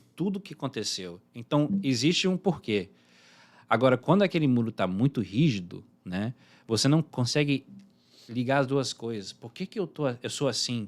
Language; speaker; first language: Portuguese; early bilingual, heritage; Portuguese